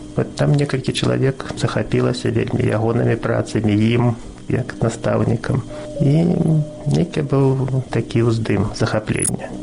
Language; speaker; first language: Belarusian; native; Belarusian